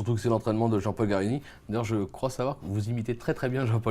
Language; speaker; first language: French; native; French